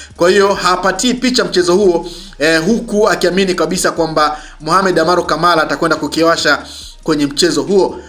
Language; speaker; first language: Swahili; native; Swahili